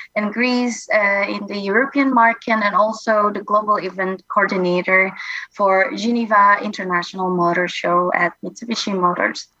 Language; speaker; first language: English; non-native, fluent; Indonesian